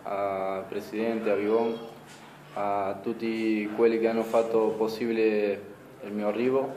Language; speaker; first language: Italian; non-native, fluent; Spanish